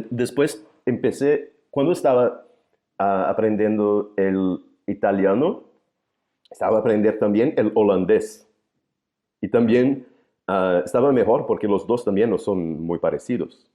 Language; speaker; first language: Spanish; non-native, fluent; Portuguese